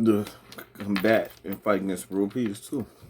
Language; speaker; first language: English; native; English